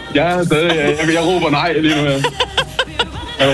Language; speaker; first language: Danish; native; Danish